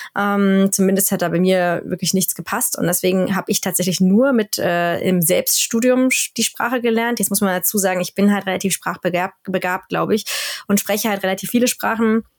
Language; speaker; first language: German; native; German